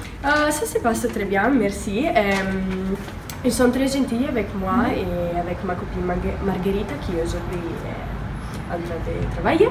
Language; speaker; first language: French; non-native, learner; Italian